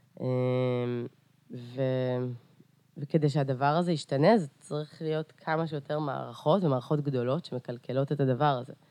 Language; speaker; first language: Hebrew; early bilingual, other home language; Russian